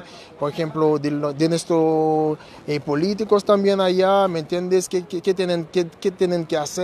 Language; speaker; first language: Spanish; non-native, fluent; Haitian Creole